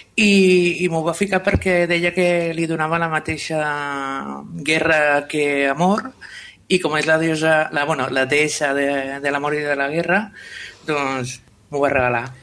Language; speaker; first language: Catalan; non-native, local second language; Spanish